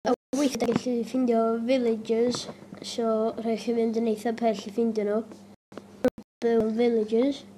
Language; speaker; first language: Welsh; native; Welsh